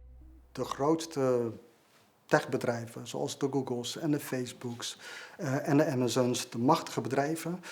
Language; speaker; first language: Dutch; native; Dutch